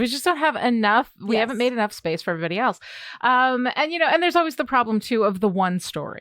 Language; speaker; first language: English; native; English